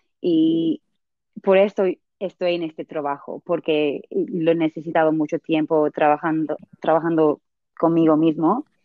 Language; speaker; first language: Spanish; non-native, learner; English